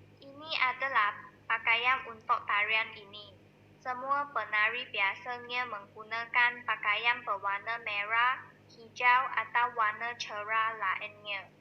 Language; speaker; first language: Malay; non-native, local second language; Chinese